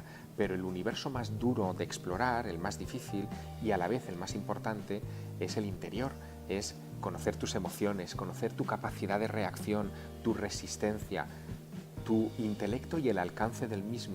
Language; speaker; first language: Spanish; native; Spanish